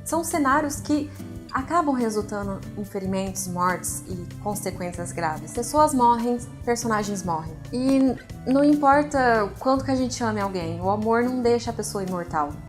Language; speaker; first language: Portuguese; native; Portuguese